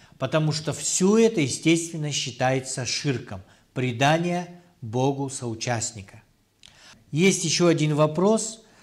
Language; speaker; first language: Russian; non-native, local second language; Kyrgyz